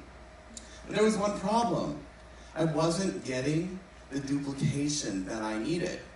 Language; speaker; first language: English; native; English